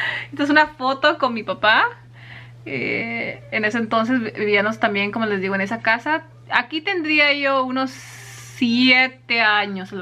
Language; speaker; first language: Spanish; early bilingual, heritage; Spanish